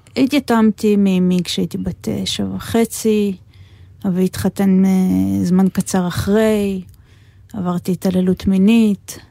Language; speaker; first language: Hebrew; native; Hebrew